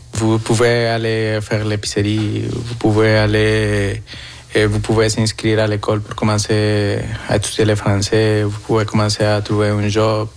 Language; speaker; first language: French; non-native, fluent; Spanish